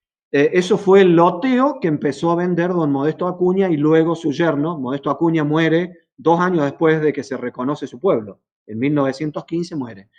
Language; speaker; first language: Spanish; native; Spanish